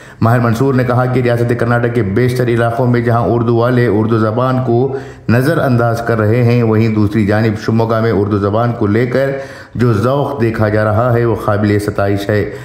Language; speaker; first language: Urdu; native; Urdu